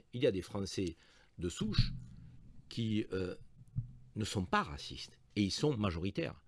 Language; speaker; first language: French; native; French